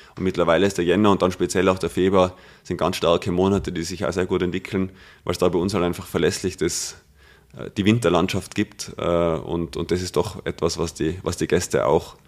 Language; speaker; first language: German; native; German